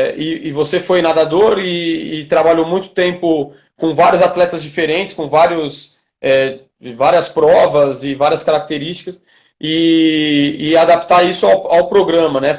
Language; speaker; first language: Portuguese; native; Portuguese